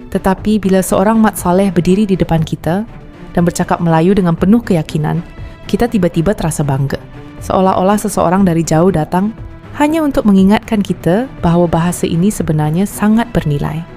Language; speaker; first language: Malay; native; Malay